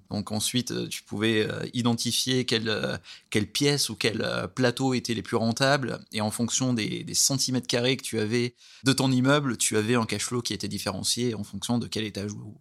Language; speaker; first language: French; native; French